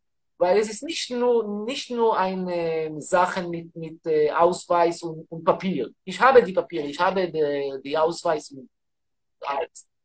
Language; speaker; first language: German; non-native, learner; Hebrew